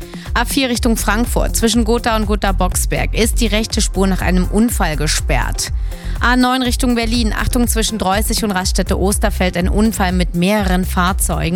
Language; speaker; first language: German; native; German